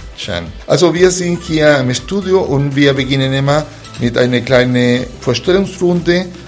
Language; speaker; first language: German; non-native, fluent; Spanish